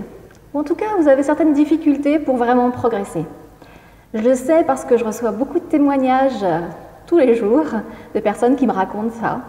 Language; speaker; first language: French; native; French